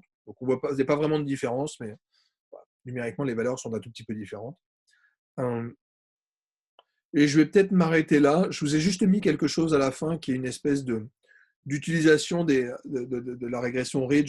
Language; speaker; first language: French; native; French